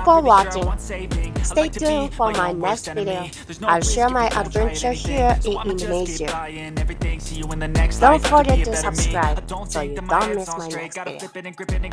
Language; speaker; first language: English; non-native, fluent; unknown